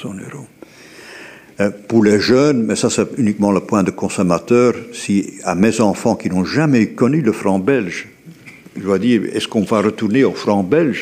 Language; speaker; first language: French; native; French